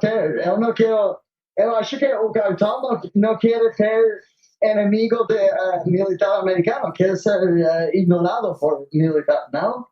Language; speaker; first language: Portuguese; non-native, learner; Spanish